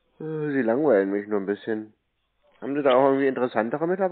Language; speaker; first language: German; native; German